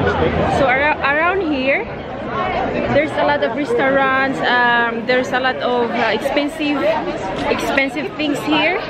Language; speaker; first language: English; non-native, learner; Filipino